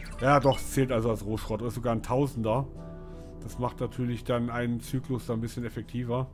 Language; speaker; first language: German; native; German